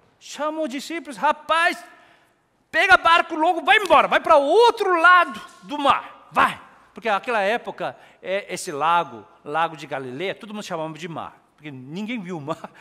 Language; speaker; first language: Portuguese; non-native, fluent; Korean